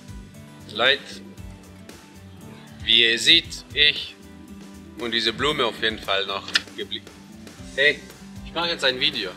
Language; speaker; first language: German; non-native, fluent; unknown